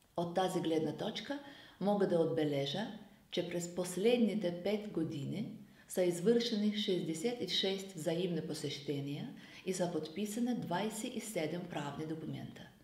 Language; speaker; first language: Bulgarian; non-native, fluent; Azerbaijani